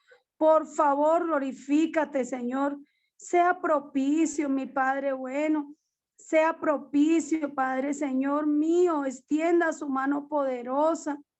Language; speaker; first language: Spanish; native; Spanish